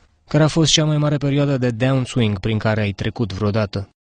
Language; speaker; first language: Romanian; native; Romanian